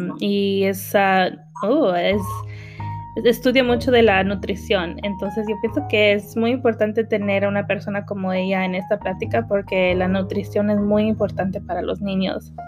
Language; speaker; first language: Spanish; early bilingual, heritage; Spanish